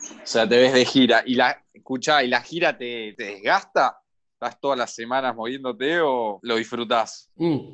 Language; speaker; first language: Spanish; native; Spanish